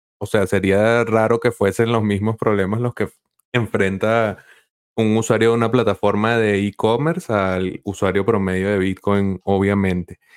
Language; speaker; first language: Spanish; native; Spanish